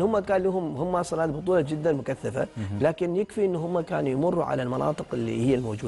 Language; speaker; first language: Arabic; native; Arabic